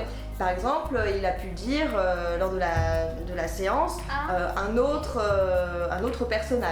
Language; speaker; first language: French; native; French